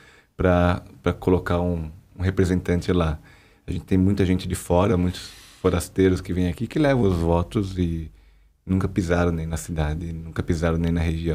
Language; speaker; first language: Portuguese; native; Portuguese